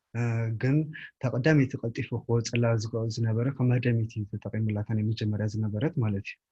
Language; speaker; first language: Tigrinya; native; Tigrinya